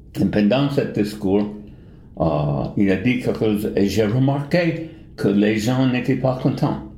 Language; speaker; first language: French; non-native, fluent; English